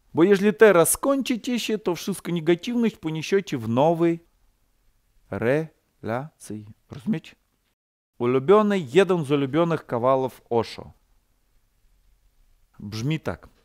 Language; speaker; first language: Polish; non-native, fluent; Ukrainian